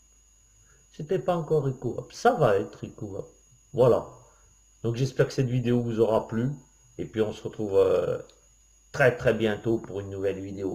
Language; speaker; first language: French; native; French